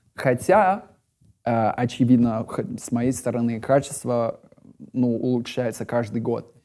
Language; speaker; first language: Russian; non-native, fluent; English